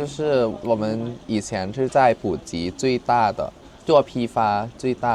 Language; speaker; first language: Chinese; non-native, fluent; Thai